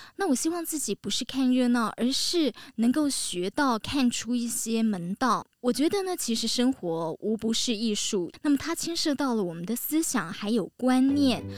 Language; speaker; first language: Chinese; native; Chinese